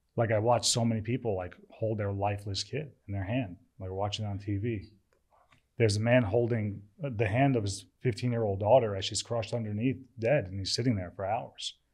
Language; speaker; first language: English; early bilingual, other home language; Turkish